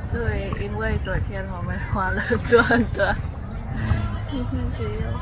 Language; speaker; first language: Chinese; non-native, learner; Indonesian